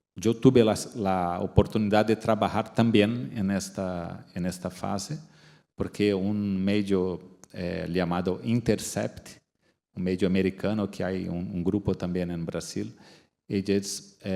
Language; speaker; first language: Spanish; non-native, fluent; Portuguese